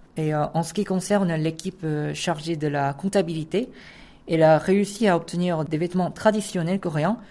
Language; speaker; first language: French; non-native, fluent; Korean